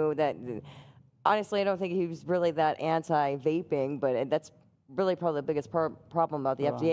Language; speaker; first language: English; native; English